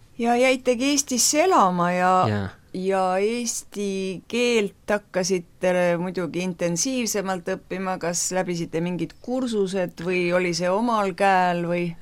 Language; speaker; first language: Estonian; native; Estonian